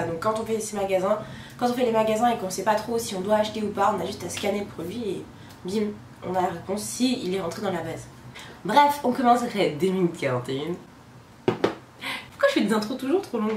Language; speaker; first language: French; native; French